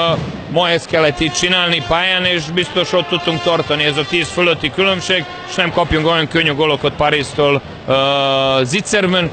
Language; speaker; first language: Hungarian; non-native, fluent; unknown